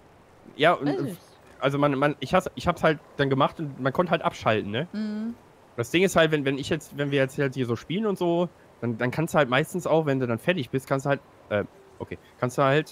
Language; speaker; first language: German; native; German